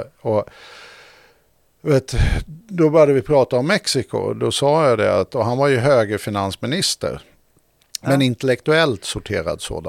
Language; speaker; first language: Swedish; native; Swedish